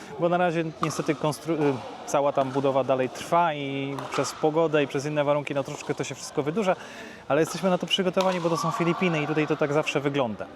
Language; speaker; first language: Polish; native; Polish